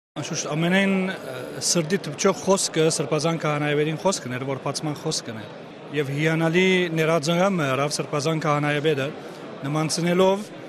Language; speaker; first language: Armenian; native; Armenian